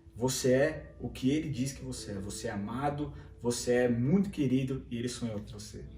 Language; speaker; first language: Portuguese; native; Portuguese